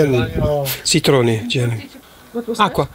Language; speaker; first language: Italian; non-native, learner; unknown